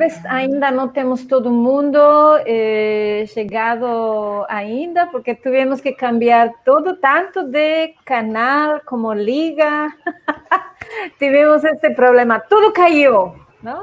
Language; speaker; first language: Portuguese; non-native, fluent; Spanish